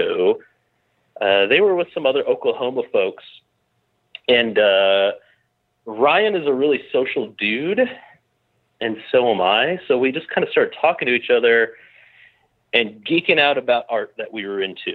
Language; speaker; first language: English; native; English